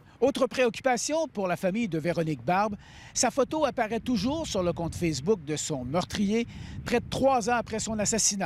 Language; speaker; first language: French; native; French